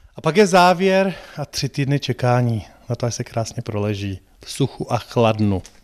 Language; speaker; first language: Czech; native; Czech